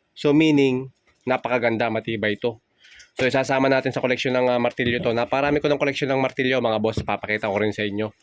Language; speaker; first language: Filipino; native; Filipino